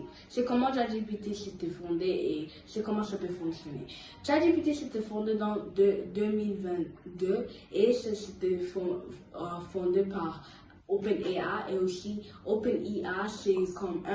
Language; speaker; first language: French; early bilingual, heritage; French